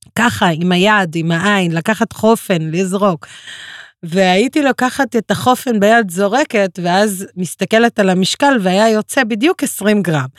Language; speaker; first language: Hebrew; non-native, local second language; Arabic